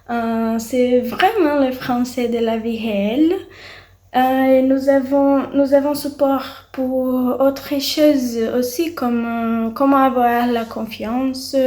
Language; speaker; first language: French; non-native, learner; Portuguese